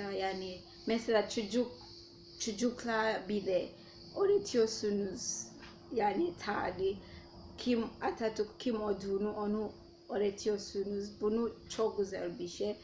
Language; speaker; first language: Turkish; non-native, fluent; Nyanja